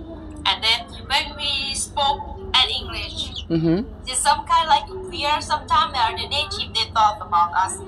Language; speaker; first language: English; non-native, learner; Thai